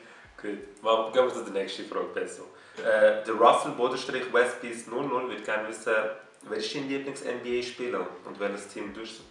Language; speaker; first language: German; native; German